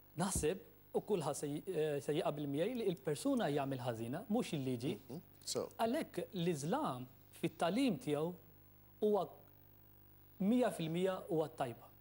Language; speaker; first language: Maltese; non-native, fluent; Urdu